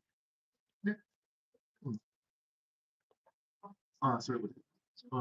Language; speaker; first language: Japanese; native; Japanese